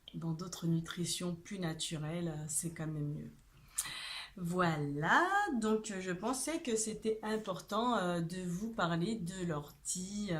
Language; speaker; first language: French; native; French